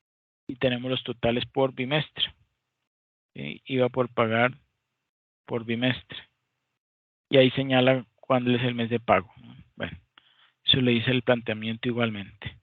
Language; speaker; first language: Spanish; native; Spanish